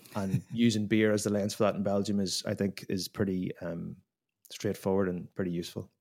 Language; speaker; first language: English; native; English